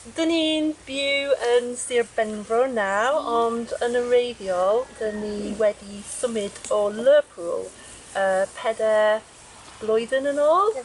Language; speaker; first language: Welsh; non-native, learner; English